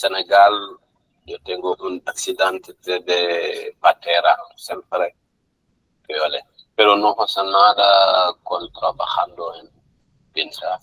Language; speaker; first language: Spanish; non-native, learner; Wolof